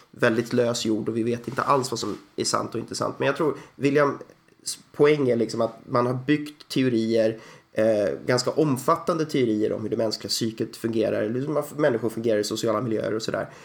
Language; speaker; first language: Swedish; native; Swedish